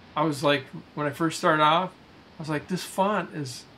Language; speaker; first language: English; native; English